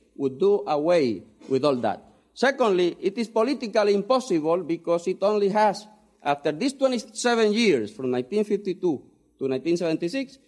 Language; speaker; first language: English; non-native, fluent; Spanish